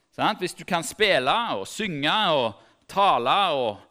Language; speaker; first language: Norwegian; native; Norwegian